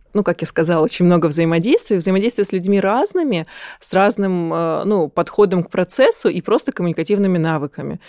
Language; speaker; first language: Russian; native; Russian